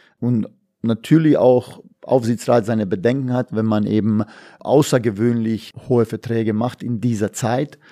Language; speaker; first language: German; non-native, fluent; Bosnian